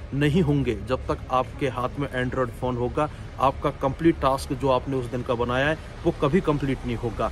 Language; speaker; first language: Hindi; native; Hindi